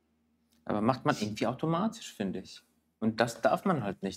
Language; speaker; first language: German; native; German